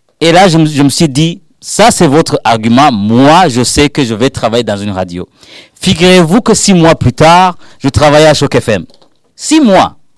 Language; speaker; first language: French; non-native, local second language; Rundi